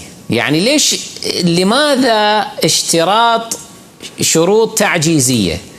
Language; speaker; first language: Arabic; native; Arabic